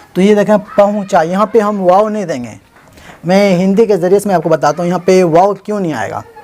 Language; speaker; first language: Hindi; native; Hindi